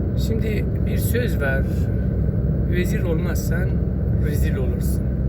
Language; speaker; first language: Turkish; non-native, local second language; Kurdish